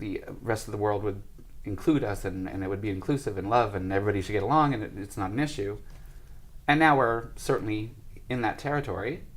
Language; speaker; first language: English; native; English